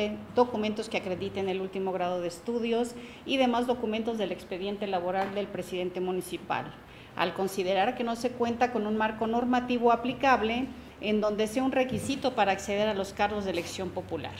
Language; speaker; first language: Spanish; native; Spanish